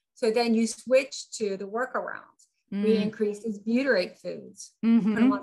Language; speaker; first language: English; native; English